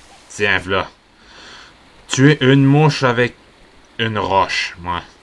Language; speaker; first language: French; native; French